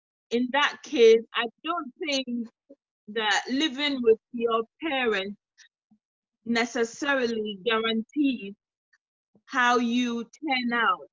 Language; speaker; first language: English; non-native, local second language; Akan